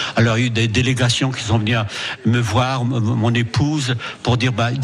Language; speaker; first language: French; native; French